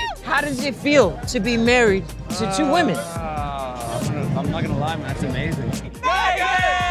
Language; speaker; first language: English; native; English